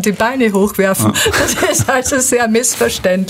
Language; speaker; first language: German; native; German